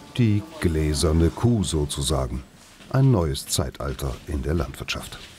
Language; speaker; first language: German; native; German